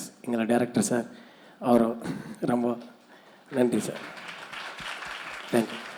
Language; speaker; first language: Tamil; non-native, learner; Urdu